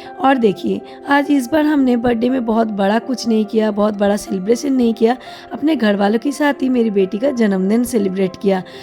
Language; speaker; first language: Hindi; non-native, local second language; Bangla